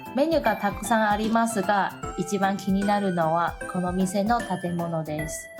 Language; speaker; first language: Japanese; non-native, fluent; Chinese